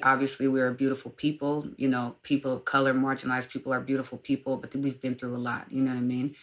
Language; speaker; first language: English; native; English